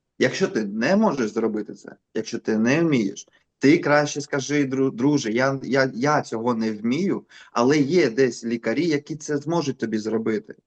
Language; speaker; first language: Ukrainian; native; Ukrainian